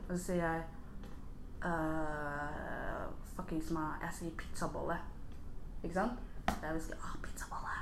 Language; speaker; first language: Norwegian; early bilingual, other home language; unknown